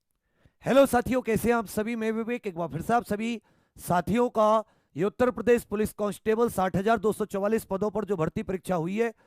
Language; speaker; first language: Hindi; native; Hindi